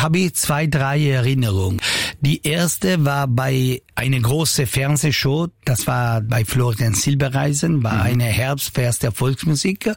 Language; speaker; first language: German; non-native, local second language; Italian